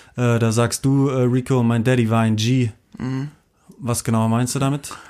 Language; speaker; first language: German; native; German